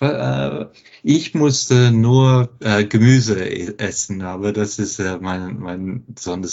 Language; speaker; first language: German; non-native, fluent; English